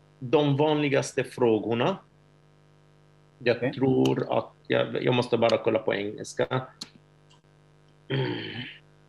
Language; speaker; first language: Swedish; non-native, fluent; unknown